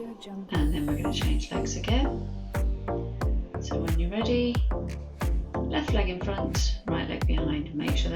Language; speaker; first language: English; native; English